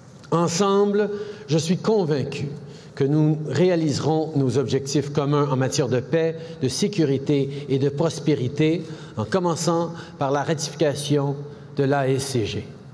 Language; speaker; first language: French; native; French